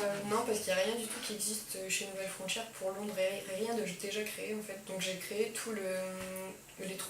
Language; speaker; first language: French; native; French